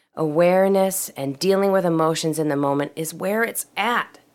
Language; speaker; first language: English; native; English